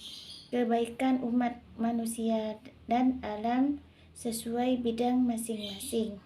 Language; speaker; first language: Indonesian; native; Indonesian